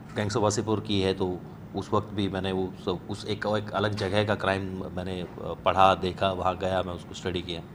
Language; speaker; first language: Hindi; native; Hindi